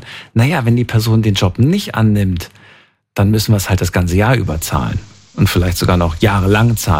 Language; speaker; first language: German; native; German